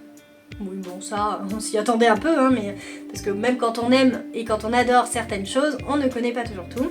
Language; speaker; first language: French; native; French